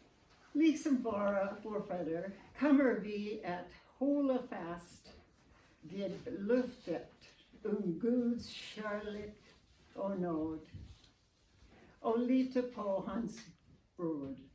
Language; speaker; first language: Swedish; non-native, learner; English